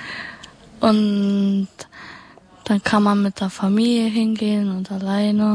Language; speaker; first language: German; native; German